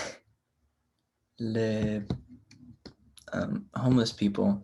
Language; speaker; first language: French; non-native, learner; English